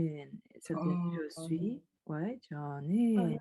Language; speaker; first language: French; non-native, fluent; Korean